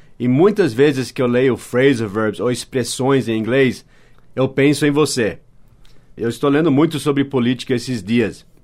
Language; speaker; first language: Portuguese; non-native, fluent; English